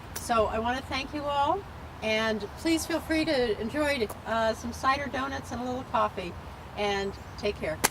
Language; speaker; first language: English; native; English